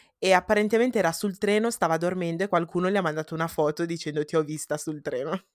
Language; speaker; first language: Italian; early bilingual, heritage; Italian